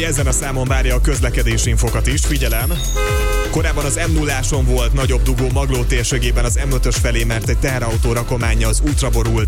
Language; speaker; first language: Hungarian; native; Hungarian